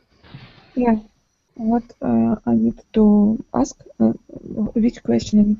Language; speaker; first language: English; non-native, learner; Ukrainian